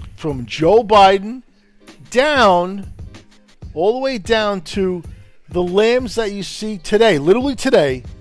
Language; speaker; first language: English; non-native, fluent; Italian